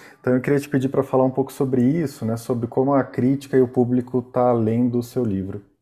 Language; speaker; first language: Portuguese; native; Portuguese